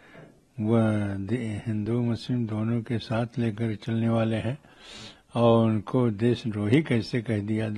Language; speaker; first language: Hindi; native; Hindi